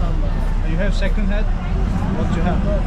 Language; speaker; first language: English; non-native, learner; Turkish